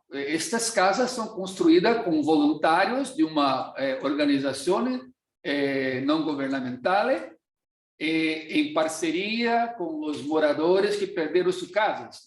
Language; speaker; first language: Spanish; non-native, learner; Portuguese